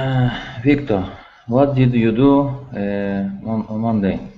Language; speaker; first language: English; non-native, learner; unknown